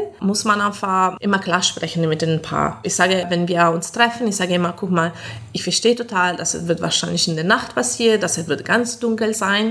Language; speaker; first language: German; non-native, fluent; Italian